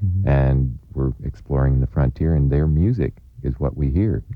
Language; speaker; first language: English; native; English